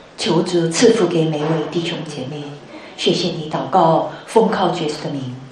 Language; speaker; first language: Chinese; early bilingual, heritage; Chinese